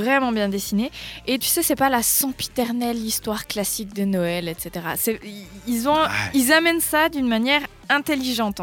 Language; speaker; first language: French; native; French